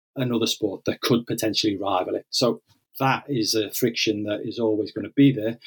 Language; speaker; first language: English; native; English